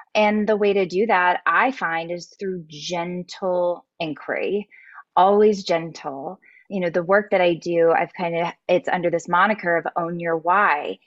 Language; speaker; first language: English; native; English